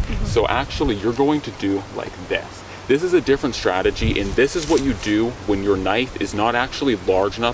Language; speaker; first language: English; native; English